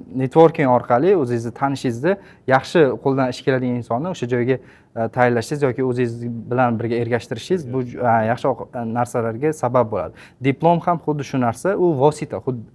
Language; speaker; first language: Uzbek; native; Uzbek